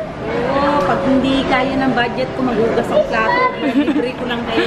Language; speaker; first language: Filipino; non-native, local second language; Cebuano